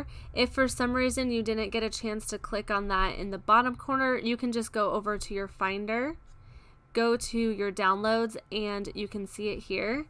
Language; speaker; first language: English; native; English